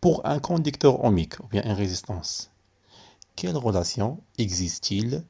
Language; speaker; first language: French; non-native, local second language; Arabic